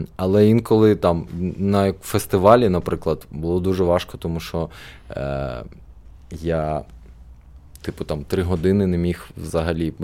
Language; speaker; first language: Ukrainian; non-native, local second language; Russian